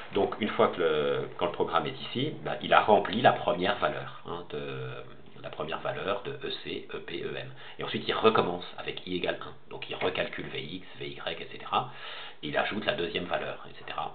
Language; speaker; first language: French; native; French